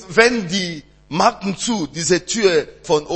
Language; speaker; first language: German; non-native, learner; French